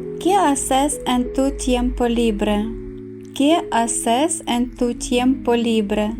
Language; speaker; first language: Spanish; non-native, fluent; Ukrainian